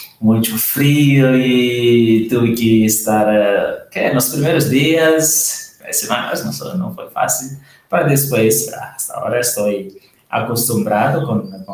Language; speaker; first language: Spanish; non-native, learner; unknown